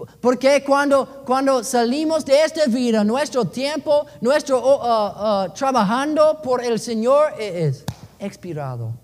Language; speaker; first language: Spanish; non-native, learner; English